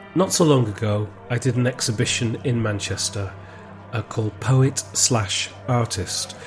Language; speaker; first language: English; native; English